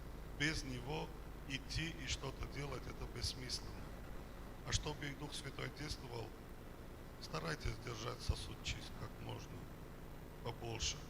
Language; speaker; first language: Russian; non-native, fluent; Armenian